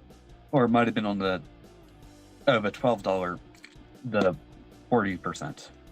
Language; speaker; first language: English; native; English